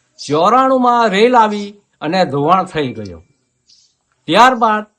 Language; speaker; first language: Gujarati; non-native, local second language; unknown